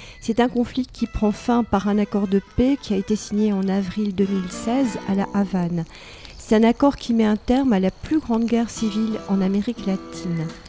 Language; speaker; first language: French; native; French